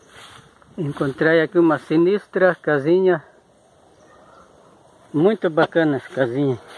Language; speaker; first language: Portuguese; native; Portuguese